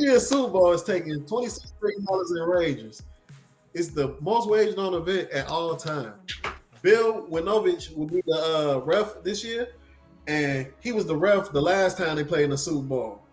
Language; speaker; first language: English; native; English